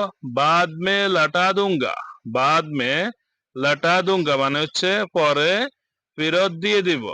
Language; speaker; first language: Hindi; non-native, fluent; Bangla